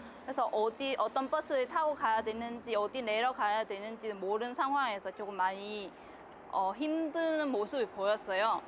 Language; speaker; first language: Korean; non-native, fluent; Vietnamese